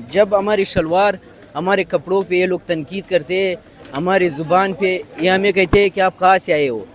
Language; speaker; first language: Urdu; non-native, local second language; Pashto